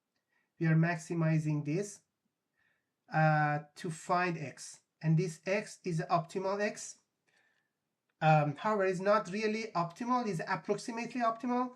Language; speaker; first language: English; non-native, fluent; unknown